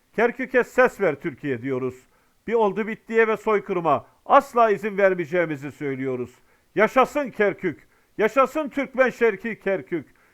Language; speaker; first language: Turkish; native; Turkish